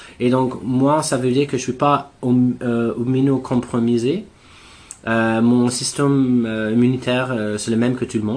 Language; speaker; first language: French; non-native, learner; English